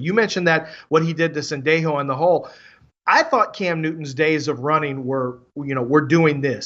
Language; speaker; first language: English; native; English